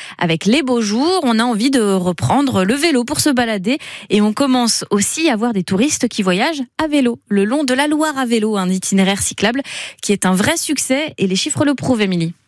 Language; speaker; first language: French; native; French